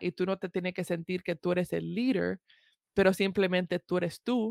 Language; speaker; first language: Spanish; early bilingual, heritage; Spanish